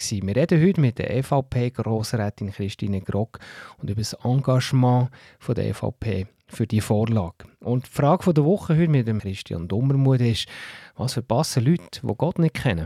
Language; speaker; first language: German; native; German